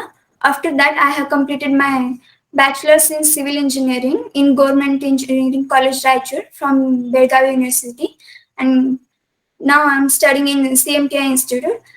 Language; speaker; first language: English; non-native, local second language; Kannada